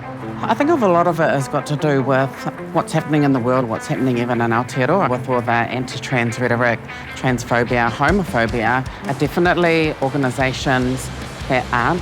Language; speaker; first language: English; native; English